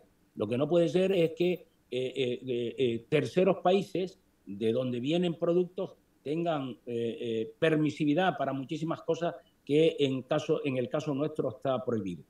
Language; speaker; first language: Spanish; native; Spanish